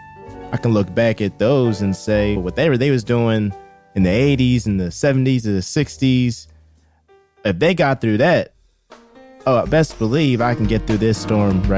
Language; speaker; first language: English; native; English